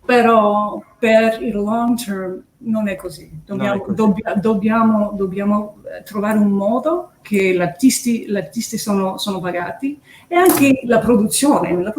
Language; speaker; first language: Italian; early bilingual, heritage; English